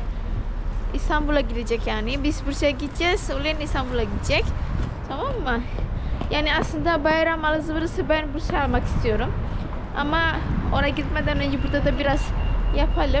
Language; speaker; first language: Turkish; non-native, learner; Indonesian